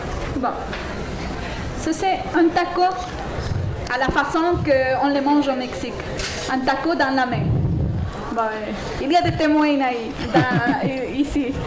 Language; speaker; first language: French; non-native, fluent; Spanish